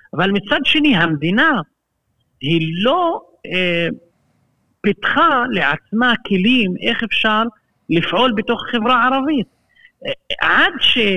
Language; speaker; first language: Hebrew; non-native, local second language; Arabic